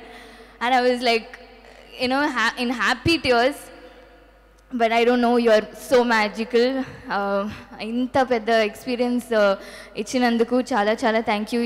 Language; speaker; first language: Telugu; non-native, local second language; Tamil